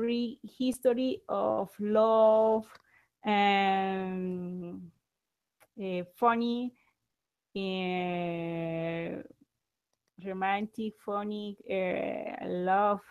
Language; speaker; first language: English; non-native, learner; Spanish